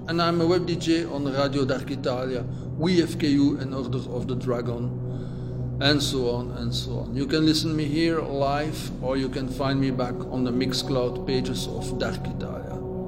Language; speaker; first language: English; non-native, fluent; Dutch